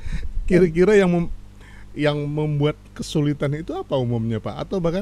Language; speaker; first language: Indonesian; native; Indonesian